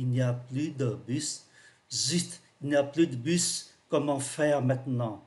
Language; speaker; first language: French; non-native, fluent; Vietnamese